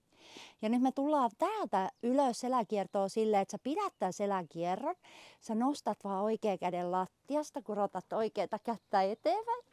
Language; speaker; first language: Finnish; native; Finnish